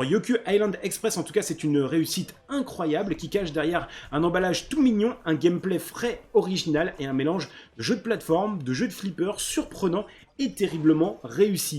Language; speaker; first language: French; native; French